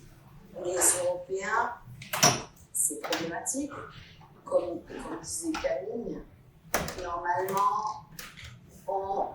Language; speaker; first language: French; non-native, fluent; Italian